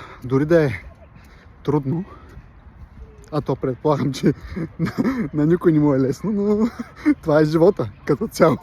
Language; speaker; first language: Bulgarian; native; Bulgarian